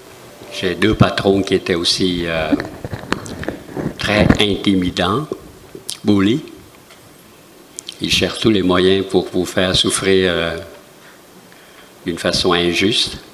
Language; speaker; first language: French; non-native, fluent; Vietnamese